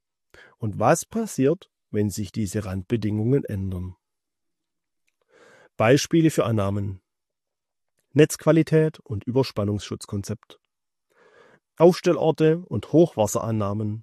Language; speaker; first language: German; native; German